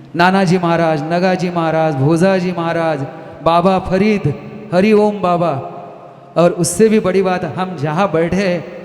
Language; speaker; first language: Hindi; non-native, local second language; Marathi